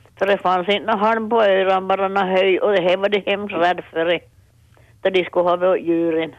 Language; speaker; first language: Swedish; native; Swedish